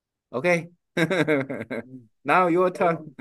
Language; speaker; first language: English; non-native, learner; Korean